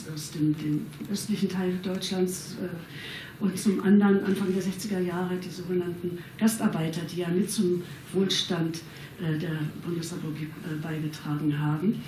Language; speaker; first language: German; native; German